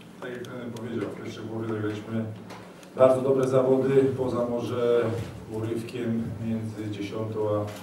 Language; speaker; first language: Polish; native; Polish